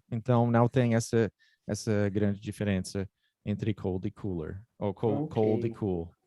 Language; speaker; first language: Portuguese; non-native, fluent; English